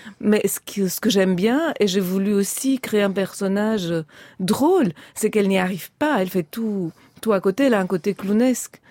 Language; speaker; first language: French; early bilingual, other home language; Romanian